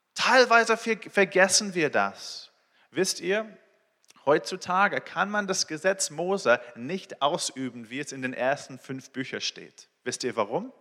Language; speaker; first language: German; non-native, fluent; English